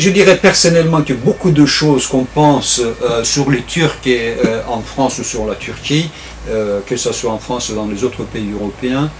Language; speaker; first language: French; non-native, fluent; Turkish